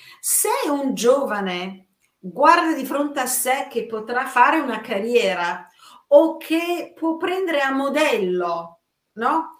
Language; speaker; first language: Italian; non-native, fluent; English